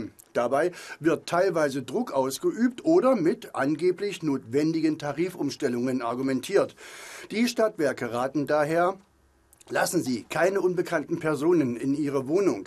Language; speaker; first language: German; native; German